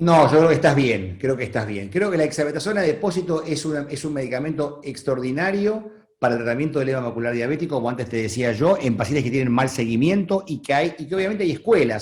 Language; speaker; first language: Spanish; native; Spanish